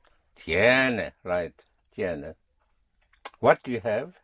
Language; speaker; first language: Spanish; non-native, fluent; English